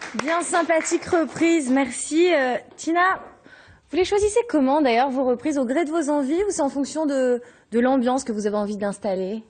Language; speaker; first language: French; native; French